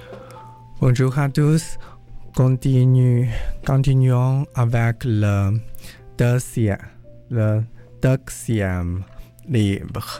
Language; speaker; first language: French; non-native, learner; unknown